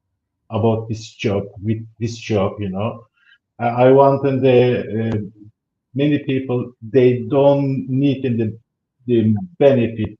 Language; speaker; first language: English; non-native, learner; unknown